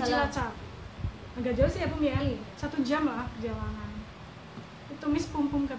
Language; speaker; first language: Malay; non-native, local second language; Javanese